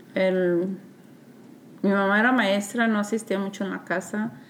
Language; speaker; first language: Spanish; native; Spanish